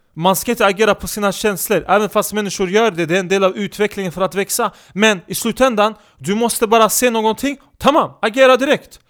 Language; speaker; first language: Swedish; early bilingual, other home language; Turkish